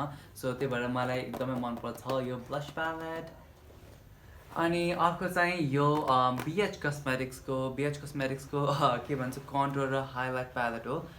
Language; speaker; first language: Nepali; native; Nepali